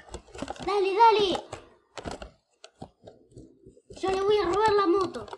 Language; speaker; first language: Spanish; native; Spanish